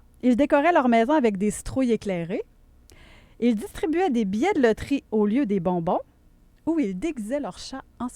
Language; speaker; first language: French; native; French